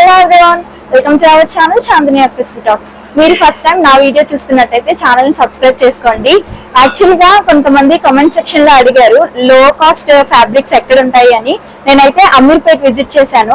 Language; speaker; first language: Telugu; native; Telugu